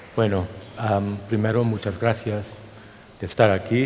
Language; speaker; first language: Spanish; non-native, fluent; Thai